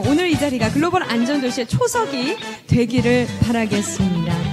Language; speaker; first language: Korean; native; Korean